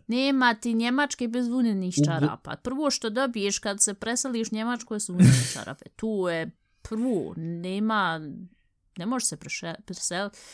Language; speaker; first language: Bosnian; early bilingual, heritage; Bosnian